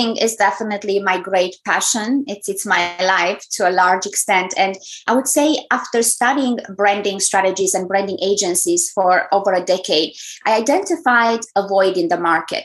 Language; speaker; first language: English; non-native, fluent; Romanian